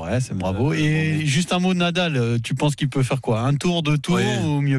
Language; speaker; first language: French; native; French